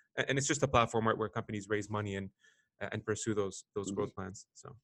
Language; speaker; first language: English; non-native, fluent; Arabic